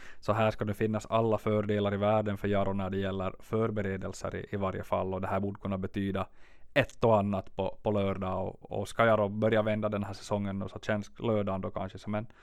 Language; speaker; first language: Swedish; native; Swedish